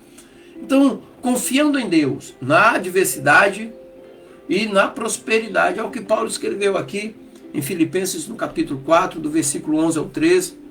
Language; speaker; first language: Portuguese; native; Portuguese